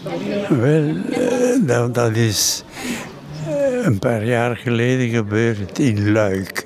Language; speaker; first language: Dutch; non-native, local second language; French